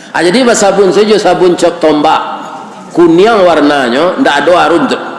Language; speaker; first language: Malay; non-native, local second language; Minangkabau